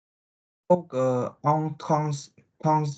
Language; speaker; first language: French; non-native, learner; Vietnamese